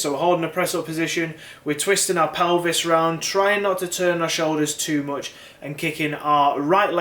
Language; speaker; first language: English; native; English